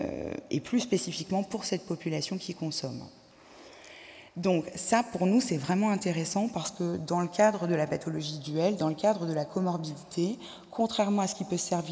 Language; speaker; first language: French; native; French